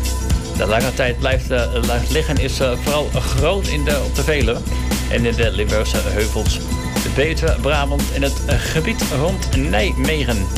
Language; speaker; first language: Dutch; native; Dutch